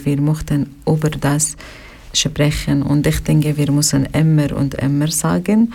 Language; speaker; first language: German; non-native, learner; Arabic